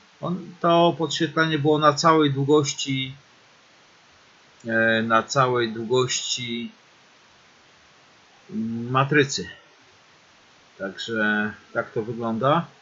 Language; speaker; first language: Polish; native; Polish